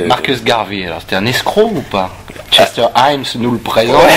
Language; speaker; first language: French; native; French